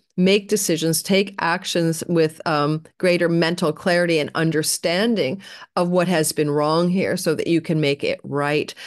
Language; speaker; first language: English; native; English